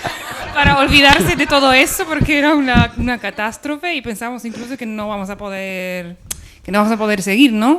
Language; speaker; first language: Spanish; non-native, fluent; Polish